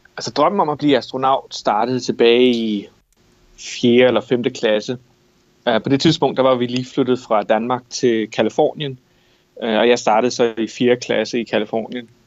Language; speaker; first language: Danish; native; Danish